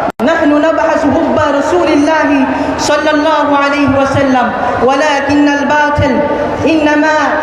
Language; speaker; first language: Arabic; non-native, learner; Bangla